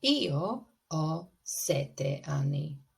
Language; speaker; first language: Italian; non-native, fluent; English